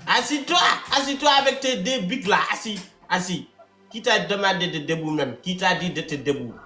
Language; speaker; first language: French; non-native, local second language; Wolof